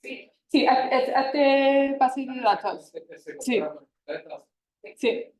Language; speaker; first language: Spanish; non-native, fluent; English